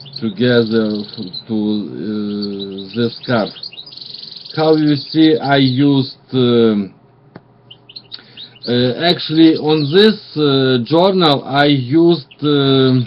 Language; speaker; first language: English; non-native, learner; Russian